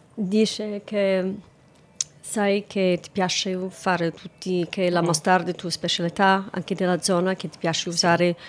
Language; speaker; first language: Italian; non-native, fluent; English